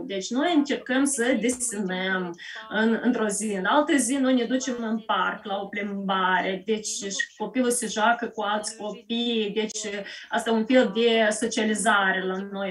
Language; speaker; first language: Romanian; early bilingual, heritage; Romanian